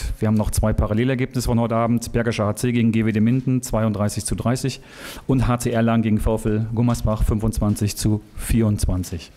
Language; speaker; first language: German; native; German